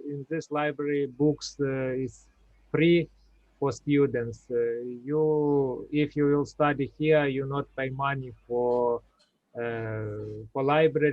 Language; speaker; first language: English; non-native, learner; Ukrainian